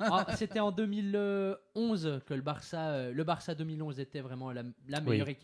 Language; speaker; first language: French; native; French